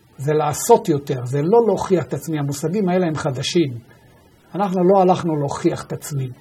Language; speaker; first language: Hebrew; early bilingual, other home language; German